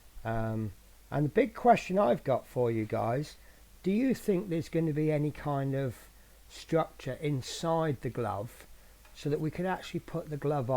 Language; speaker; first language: English; native; English